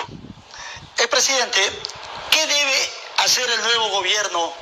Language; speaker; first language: Spanish; native; Spanish